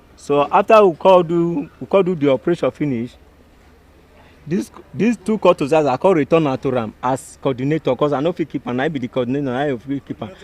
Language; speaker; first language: Nigerian Pidgin; non-native, local second language; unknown